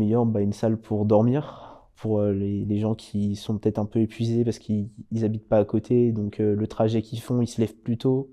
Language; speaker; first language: French; native; French